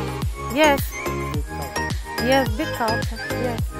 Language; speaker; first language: English; non-native, learner; Russian